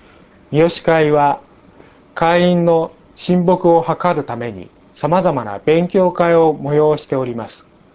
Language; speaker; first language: Japanese; native; Japanese